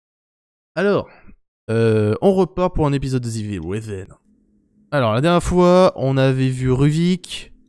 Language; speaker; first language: French; native; French